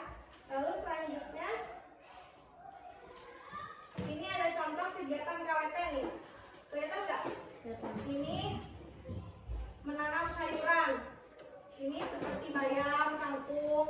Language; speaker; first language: Indonesian; native; Indonesian